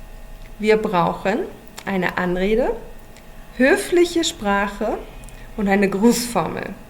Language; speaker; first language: German; non-native, fluent; English